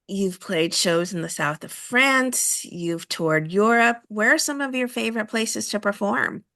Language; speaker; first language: English; native; English